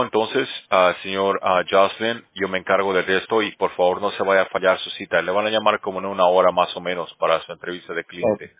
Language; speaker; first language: Spanish; native; Spanish